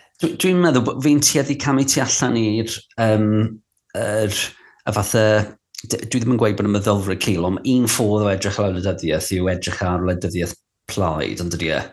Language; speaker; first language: Welsh; non-native, local second language; English